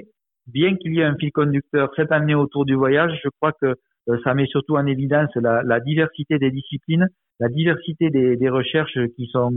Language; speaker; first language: French; native; French